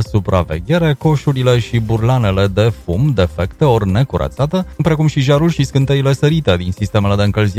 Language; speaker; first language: Romanian; native; Romanian